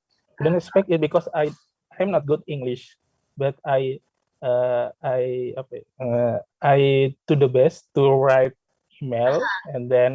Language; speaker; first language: English; non-native, learner; Indonesian